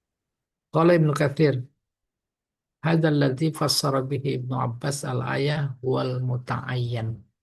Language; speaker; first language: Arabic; non-native, fluent; Indonesian